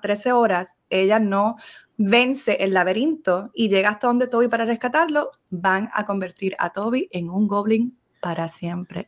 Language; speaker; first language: Spanish; native; Spanish